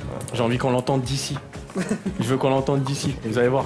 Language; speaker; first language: French; native; French